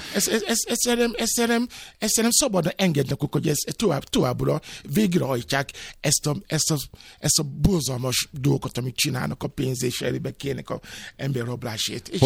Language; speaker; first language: Hungarian; non-native, fluent; Yoruba